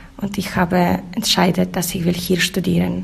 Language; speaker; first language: German; non-native, learner; Polish